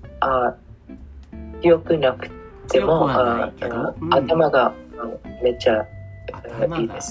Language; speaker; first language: Japanese; non-native, learner; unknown